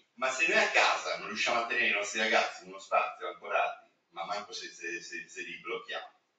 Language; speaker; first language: Italian; native; Italian